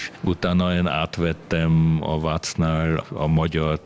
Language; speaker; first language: Hungarian; early bilingual, heritage; Hungarian